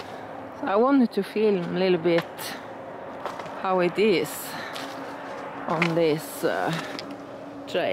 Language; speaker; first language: English; non-native, learner; Norwegian